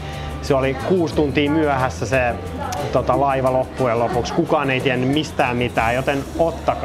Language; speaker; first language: Finnish; native; Finnish